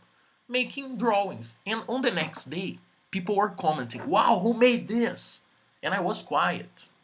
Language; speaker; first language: English; non-native, fluent; Portuguese